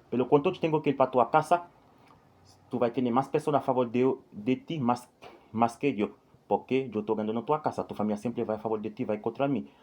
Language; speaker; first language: Spanish; non-native, learner; Haitian Creole